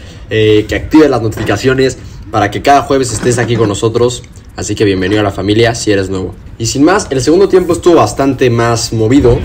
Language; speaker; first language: Spanish; native; Spanish